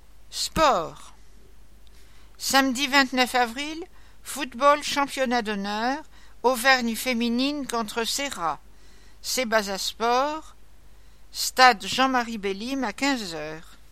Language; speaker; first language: French; native; French